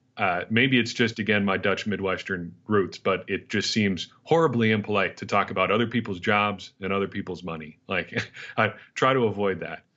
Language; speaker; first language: English; native; English